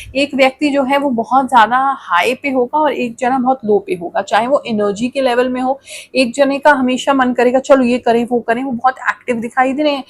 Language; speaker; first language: Hindi; native; Hindi